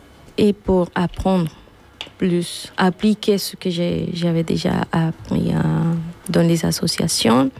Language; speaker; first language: French; non-native, fluent; Spanish